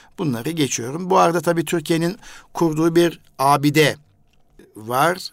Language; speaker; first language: Turkish; native; Turkish